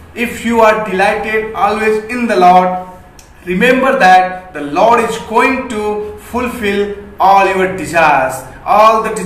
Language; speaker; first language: English; non-native, local second language; Hindi